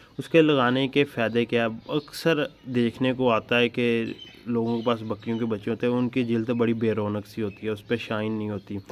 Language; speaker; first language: Urdu; non-native, local second language; Punjabi